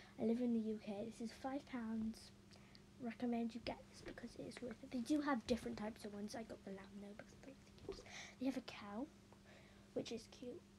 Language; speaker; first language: English; native; English